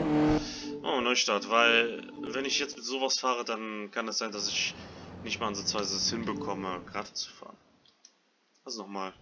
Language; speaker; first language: German; native; German